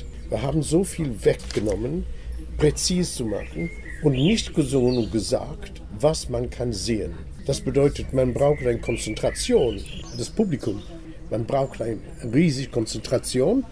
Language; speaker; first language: German; non-native, fluent; English